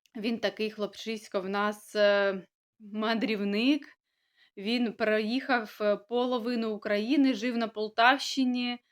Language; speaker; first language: Ukrainian; native; Ukrainian